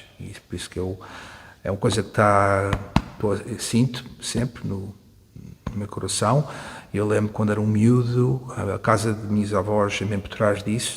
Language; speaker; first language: Portuguese; early bilingual, heritage; Portuguese